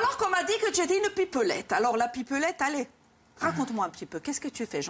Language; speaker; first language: French; native; French